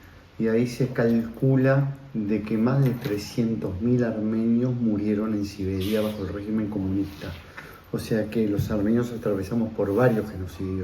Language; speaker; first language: Spanish; native; Spanish